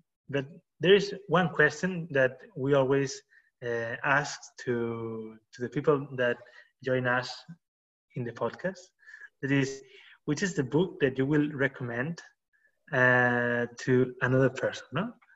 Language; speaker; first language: English; non-native, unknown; Spanish